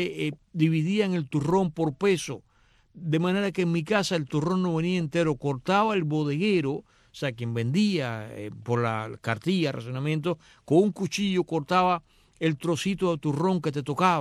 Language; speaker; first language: Spanish; native; Spanish